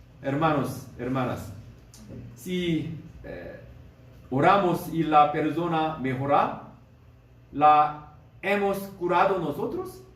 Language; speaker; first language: Spanish; non-native, learner; Korean